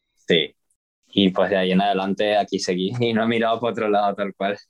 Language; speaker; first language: Spanish; native; Spanish